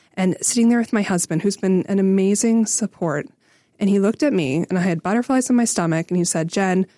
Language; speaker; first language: English; native; English